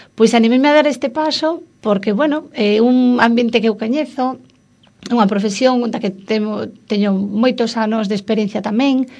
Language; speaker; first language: Galician; non-native, local second language; Spanish